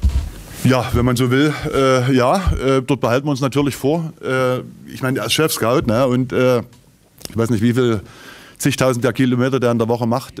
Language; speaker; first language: German; native; German